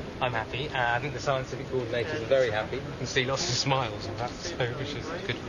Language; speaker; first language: English; native; English